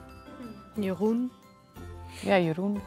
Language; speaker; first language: Dutch; native; Dutch